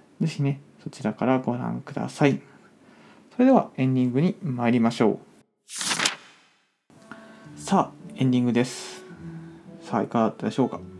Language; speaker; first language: Japanese; native; Japanese